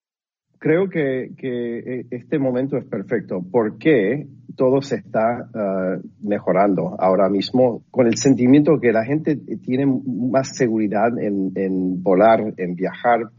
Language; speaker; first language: Spanish; non-native, fluent; English